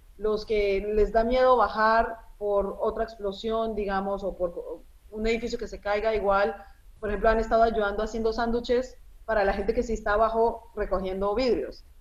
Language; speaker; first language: Spanish; early bilingual, other home language; Arabic